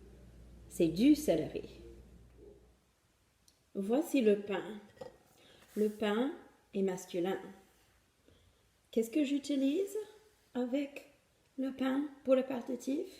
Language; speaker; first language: French; non-native, fluent; English